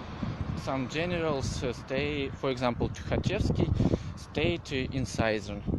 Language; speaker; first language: English; non-native, learner; Russian